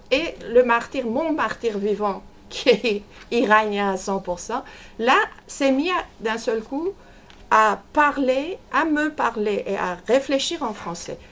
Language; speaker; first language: French; non-native, fluent; Persian